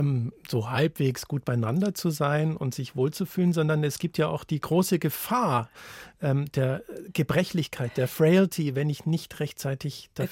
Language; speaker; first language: German; native; German